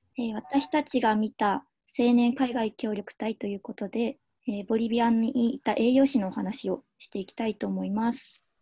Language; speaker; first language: Japanese; native; Japanese